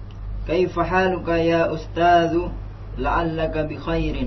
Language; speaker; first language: Arabic; non-native, learner; Indonesian